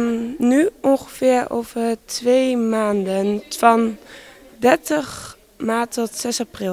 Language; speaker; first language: Dutch; native; Dutch